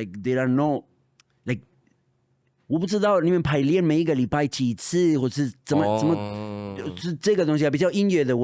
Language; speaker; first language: Chinese; non-native, fluent; Spanish